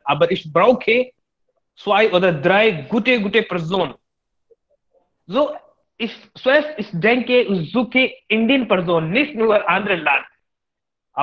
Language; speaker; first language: German; non-native, learner; Hindi